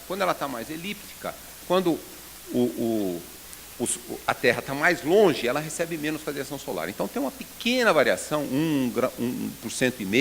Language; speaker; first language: Portuguese; native; Portuguese